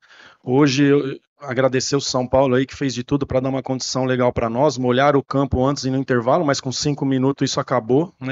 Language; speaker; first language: Portuguese; native; Portuguese